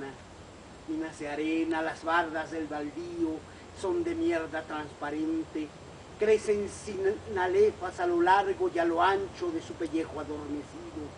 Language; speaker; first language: Spanish; native; Spanish